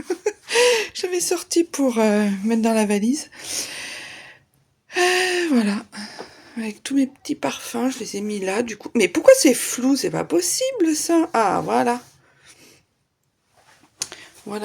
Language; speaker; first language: French; native; French